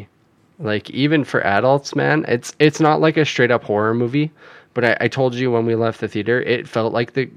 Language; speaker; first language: English; native; English